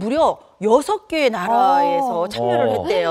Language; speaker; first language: Korean; native; Korean